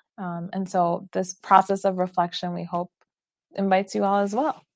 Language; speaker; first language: English; early bilingual, other home language; Spanish